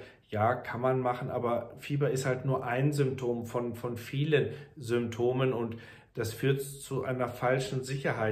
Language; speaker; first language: German; native; German